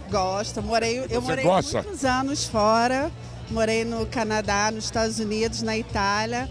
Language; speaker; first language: Portuguese; native; Portuguese